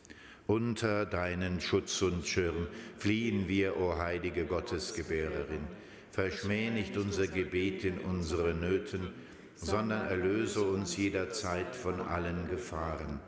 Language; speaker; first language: German; native; German